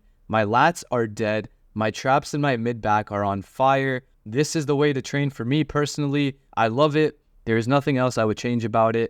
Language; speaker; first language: English; native; English